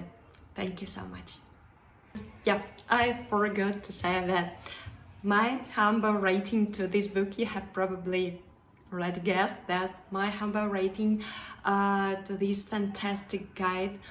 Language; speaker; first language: English; non-native, fluent; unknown